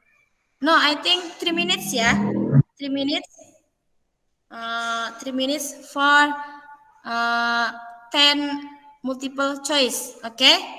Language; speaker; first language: English; non-native, fluent; Indonesian